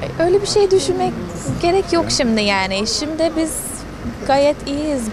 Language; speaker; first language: Turkish; non-native, fluent; English